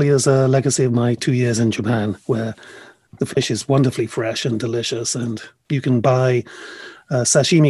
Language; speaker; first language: English; native; English